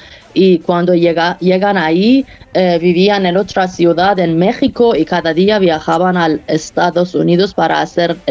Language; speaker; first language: Spanish; non-native, fluent; Persian